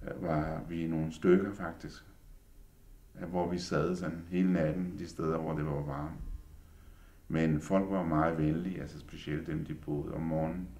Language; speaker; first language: Danish; non-native, fluent; Urdu